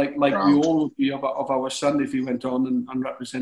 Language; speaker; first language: English; native; English